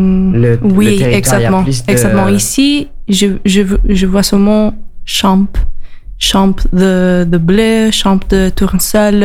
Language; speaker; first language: French; non-native, learner; Italian